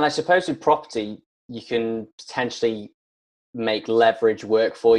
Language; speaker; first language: English; native; English